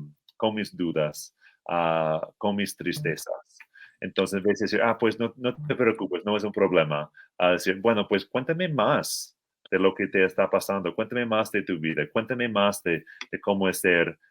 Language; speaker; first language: Spanish; non-native, fluent; English